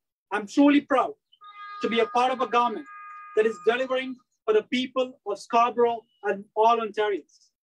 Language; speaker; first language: English; early bilingual, other home language; Tamil